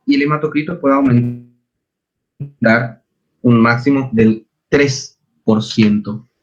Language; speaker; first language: Spanish; native; Spanish